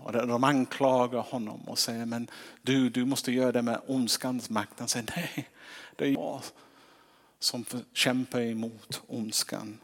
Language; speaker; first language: Swedish; non-native, fluent; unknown